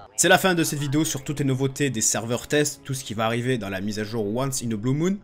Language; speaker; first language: French; native; French